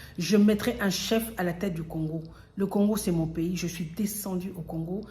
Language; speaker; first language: French; early bilingual, other home language; Lingala